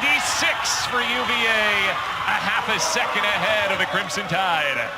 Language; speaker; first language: English; native; English